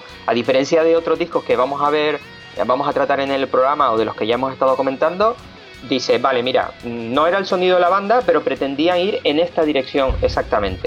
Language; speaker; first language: Spanish; native; Spanish